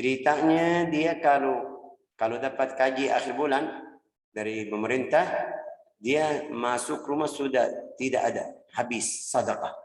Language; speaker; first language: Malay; non-native, fluent; Arabic